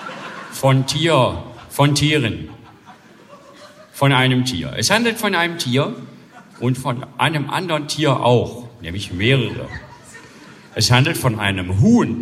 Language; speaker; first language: German; native; German